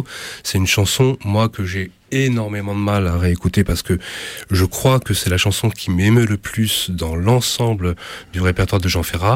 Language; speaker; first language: French; native; French